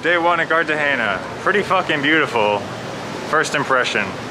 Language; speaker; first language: English; native; English